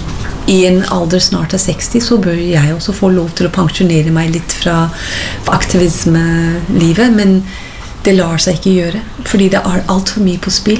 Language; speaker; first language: Norwegian; non-native, fluent; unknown